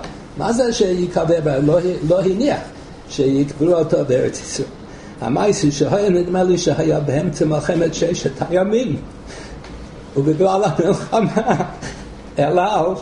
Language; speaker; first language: Hebrew; non-native, fluent; English